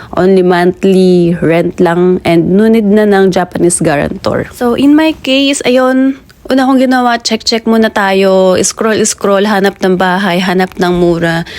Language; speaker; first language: Filipino; native; Filipino